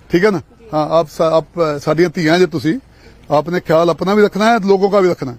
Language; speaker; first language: Hindi; non-native, local second language; Punjabi